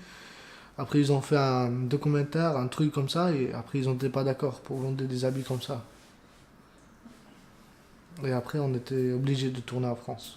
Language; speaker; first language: French; non-native, learner; Romanian